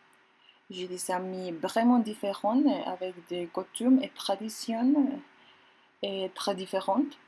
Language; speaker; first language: French; non-native, learner; Spanish